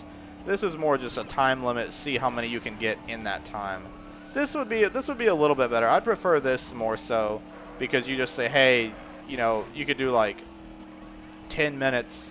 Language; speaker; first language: English; native; English